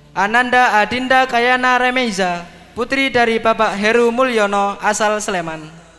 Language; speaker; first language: Indonesian; native; Indonesian